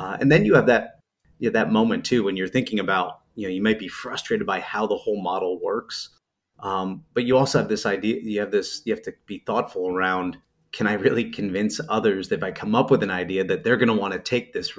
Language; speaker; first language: English; native; English